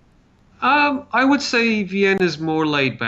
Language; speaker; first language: English; native; English